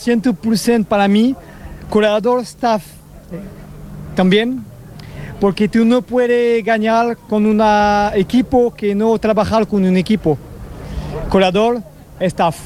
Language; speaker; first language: Spanish; non-native, learner; French